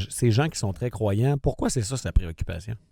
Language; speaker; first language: French; native; French